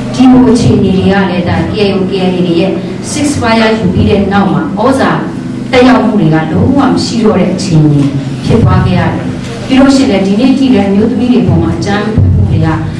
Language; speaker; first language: Burmese; non-native, local second language; Kachin